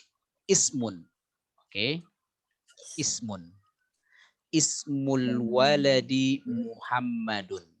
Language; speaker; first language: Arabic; non-native, fluent; Indonesian